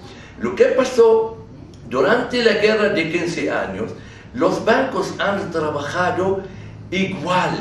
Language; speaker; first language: Spanish; non-native, fluent; Arabic